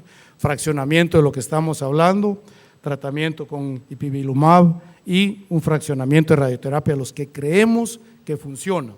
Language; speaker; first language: Spanish; native; Spanish